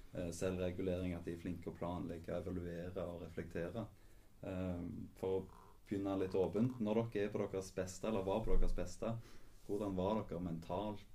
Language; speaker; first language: Norwegian; native; Norwegian